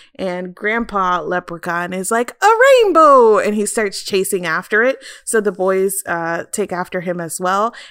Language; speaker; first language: English; native; English